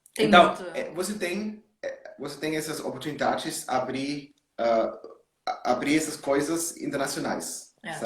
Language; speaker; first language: Portuguese; non-native, learner; German